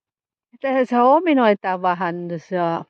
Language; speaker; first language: Finnish; non-native, learner; Thai